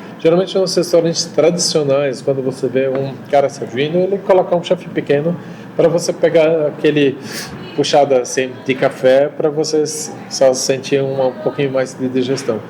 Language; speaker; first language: Portuguese; non-native, fluent; Arabic